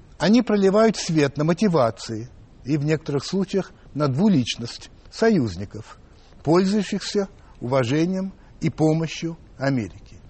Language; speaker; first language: Russian; early bilingual, other home language; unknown